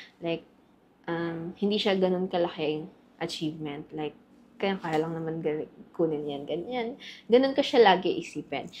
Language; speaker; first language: Filipino; native; Filipino